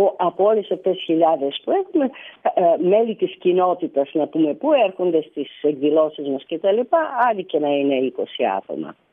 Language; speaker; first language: Greek; early bilingual, heritage; Greek